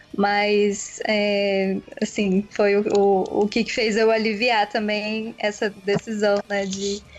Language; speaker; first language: Portuguese; native; Portuguese